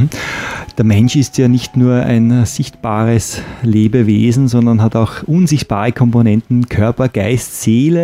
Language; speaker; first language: German; native; German